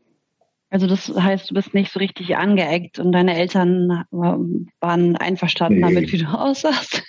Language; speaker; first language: German; native; German